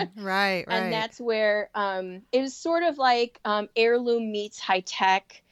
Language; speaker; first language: English; native; English